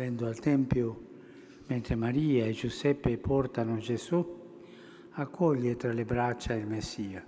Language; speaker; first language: Italian; early bilingual, heritage; Spanish